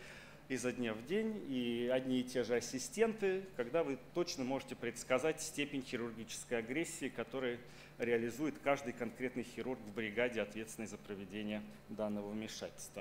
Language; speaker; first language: Russian; native; Russian